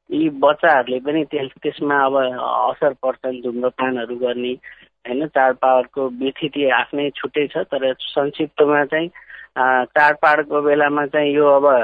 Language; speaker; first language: Nepali; non-native, local second language; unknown